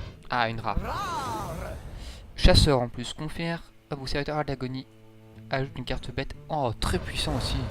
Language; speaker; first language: French; native; French